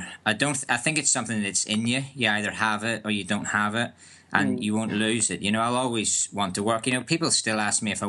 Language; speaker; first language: English; native; English